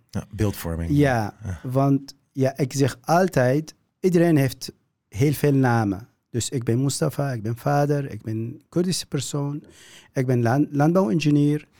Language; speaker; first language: Dutch; non-native, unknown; Kurdish